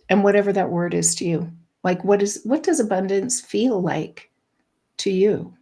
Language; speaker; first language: English; native; English